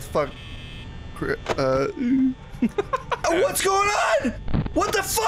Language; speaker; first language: English; native; English